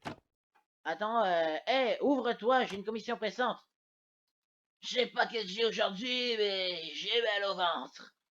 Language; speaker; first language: French; native; French